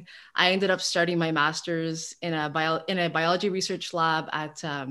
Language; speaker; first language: English; native; English